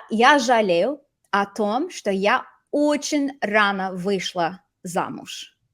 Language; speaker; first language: Russian; non-native, fluent; English